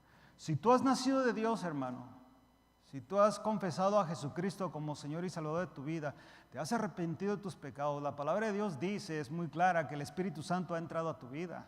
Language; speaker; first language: Spanish; early bilingual, heritage; Spanish